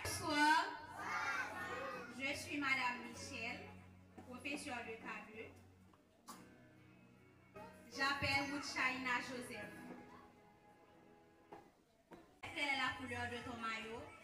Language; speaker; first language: French; non-native, local second language; Haitian Creole